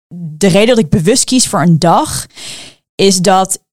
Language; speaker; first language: Dutch; early bilingual, heritage; Dutch